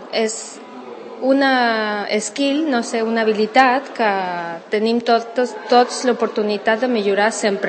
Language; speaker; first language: Catalan; non-native, local second language; Spanish